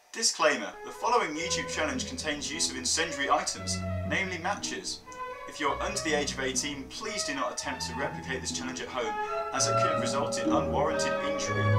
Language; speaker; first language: English; native; English